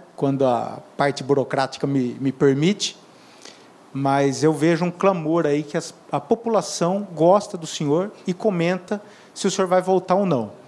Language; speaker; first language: Portuguese; native; Portuguese